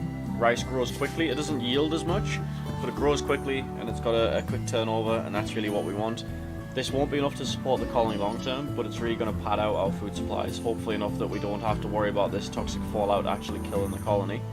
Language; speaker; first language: English; native; English